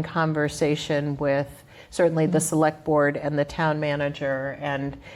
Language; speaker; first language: English; native; English